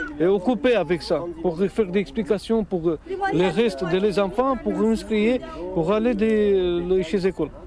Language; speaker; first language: French; non-native, learner; Romanian